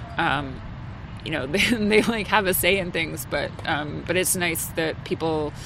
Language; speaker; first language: English; native; English